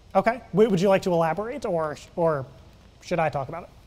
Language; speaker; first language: English; native; English